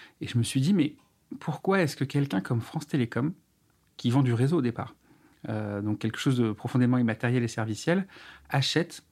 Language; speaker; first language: French; native; French